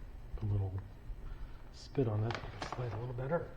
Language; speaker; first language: English; native; English